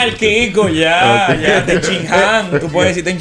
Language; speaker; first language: Spanish; native; Spanish